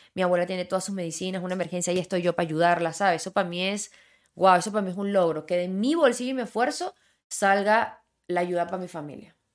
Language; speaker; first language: Spanish; native; Spanish